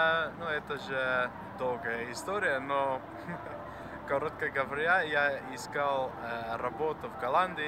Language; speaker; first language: Russian; non-native, fluent; Dutch